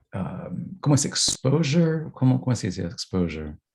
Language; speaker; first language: Spanish; non-native, fluent; English